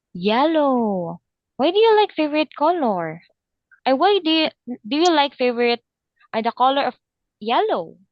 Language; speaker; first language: English; non-native, local second language; Filipino